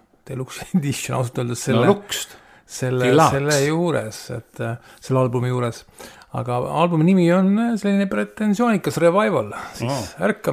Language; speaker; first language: Estonian; native; Estonian